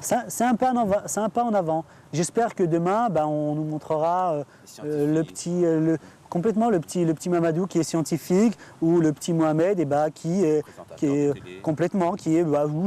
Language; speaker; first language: French; native; French